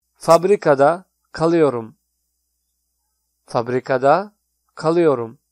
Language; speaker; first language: Turkish; non-native, fluent; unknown